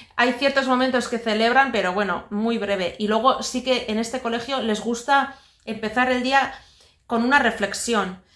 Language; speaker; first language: Spanish; non-native, local second language; Basque